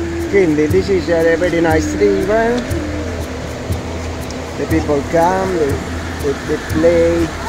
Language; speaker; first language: English; non-native, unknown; Italian